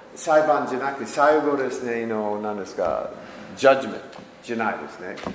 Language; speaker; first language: Japanese; non-native, learner; English